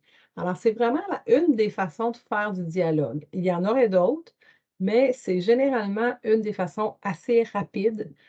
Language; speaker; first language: French; native; French